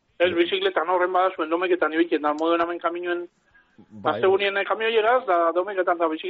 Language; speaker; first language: Basque; native; Basque